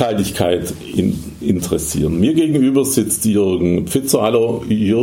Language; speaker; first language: German; native; German